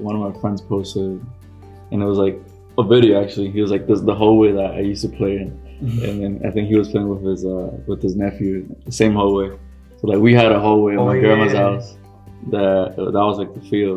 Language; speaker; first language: English; early bilingual, other home language; Spanish